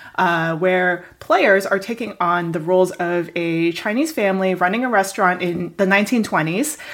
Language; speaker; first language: English; non-native, local second language; Cantonese